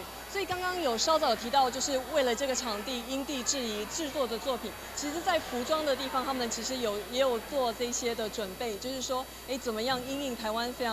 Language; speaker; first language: Chinese; native; Chinese